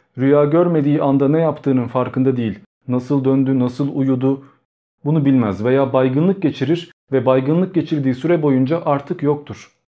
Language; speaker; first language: Turkish; early bilingual, other home language; Albanian